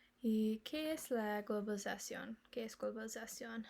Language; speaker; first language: Spanish; non-native, learner; English